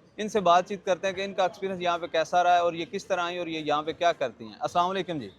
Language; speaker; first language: Urdu; non-native, local second language; Punjabi